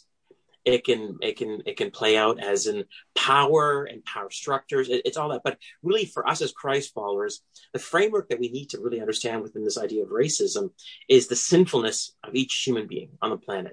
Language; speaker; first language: English; native; English